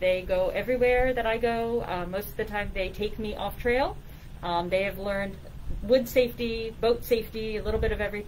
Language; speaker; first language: English; native; English